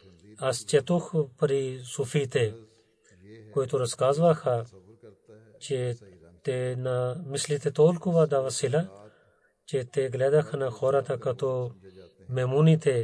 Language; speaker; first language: Bulgarian; non-native, learner; Urdu